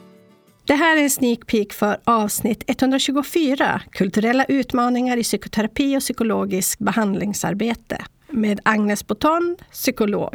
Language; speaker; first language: Swedish; native; Swedish